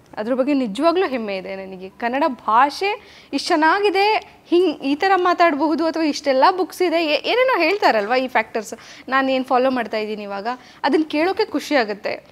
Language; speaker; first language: Kannada; native; Kannada